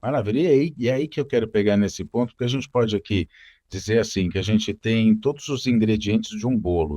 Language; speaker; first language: Portuguese; native; Portuguese